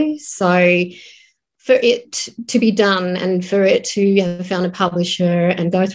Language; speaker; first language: English; native; English